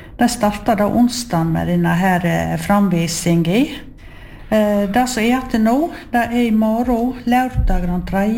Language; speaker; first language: Norwegian; native; Norwegian